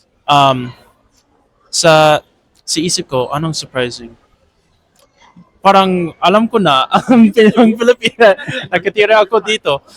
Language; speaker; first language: Filipino; non-native, fluent; English